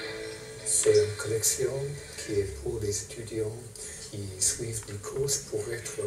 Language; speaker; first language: French; non-native, fluent; English